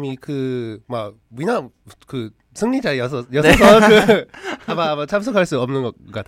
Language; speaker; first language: Korean; non-native, learner; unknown